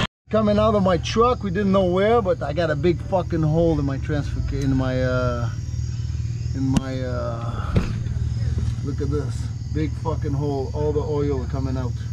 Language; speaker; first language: English; non-native, local second language; French